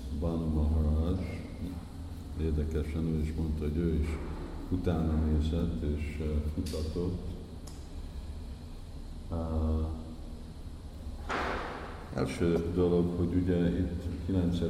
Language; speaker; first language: Hungarian; early bilingual, heritage; Hungarian